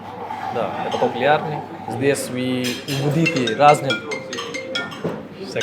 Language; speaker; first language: Russian; non-native, learner; Hindi